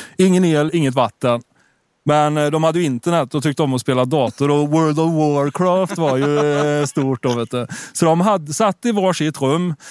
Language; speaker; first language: Swedish; native; Swedish